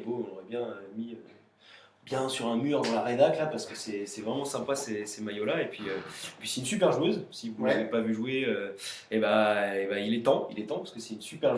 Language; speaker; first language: French; native; French